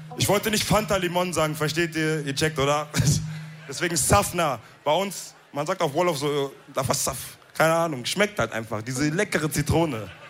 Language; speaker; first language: German; early bilingual, other home language; Wolof